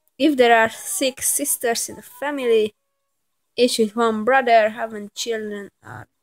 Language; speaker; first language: English; non-native, learner; Hungarian